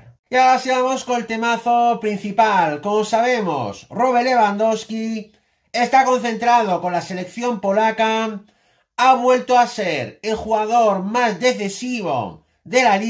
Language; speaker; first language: Spanish; native; Spanish